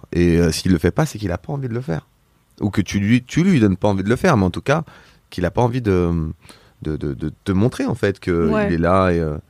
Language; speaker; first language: French; native; French